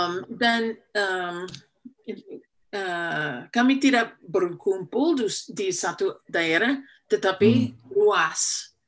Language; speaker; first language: Indonesian; non-native, fluent; English